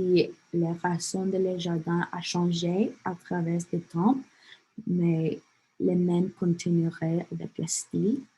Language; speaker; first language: French; non-native, learner; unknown